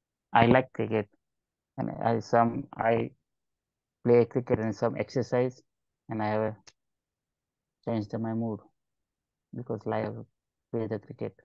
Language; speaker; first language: English; non-native, learner; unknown